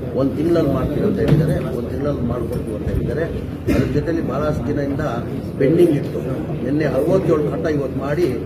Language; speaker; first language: Kannada; non-native, local second language; Urdu